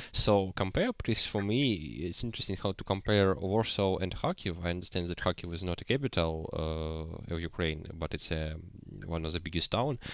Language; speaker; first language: English; non-native, learner; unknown